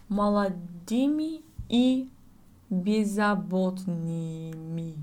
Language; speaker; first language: Russian; non-native, learner; English